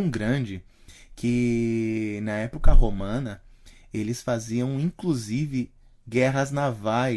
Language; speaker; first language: Portuguese; native; Portuguese